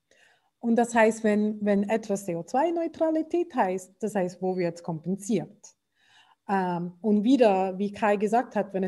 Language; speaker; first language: German; non-native, fluent; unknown